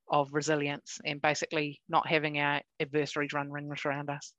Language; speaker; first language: English; native; English